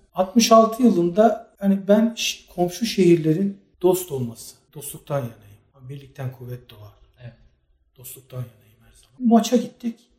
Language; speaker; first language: Turkish; native; Turkish